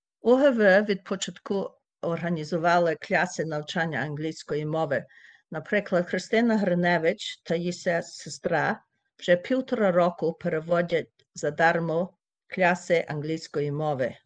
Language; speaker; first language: Ukrainian; early bilingual, heritage; Ukrainian